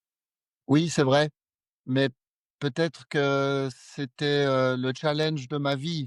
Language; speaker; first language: French; non-native, fluent; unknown